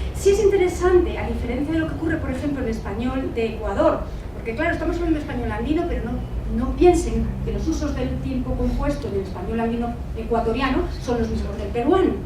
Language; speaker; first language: Spanish; native; Spanish